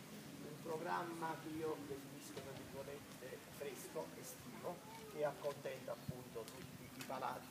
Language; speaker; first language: Italian; native; Italian